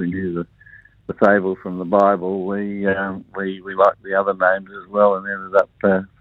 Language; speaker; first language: English; native; English